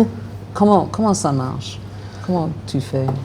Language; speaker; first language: French; non-native, fluent; English